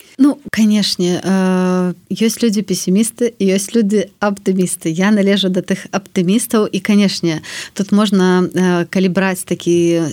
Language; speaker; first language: Belarusian; native; Belarusian